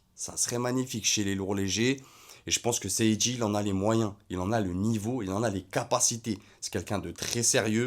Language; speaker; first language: French; native; French